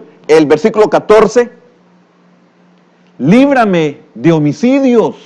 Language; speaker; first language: Spanish; native; Spanish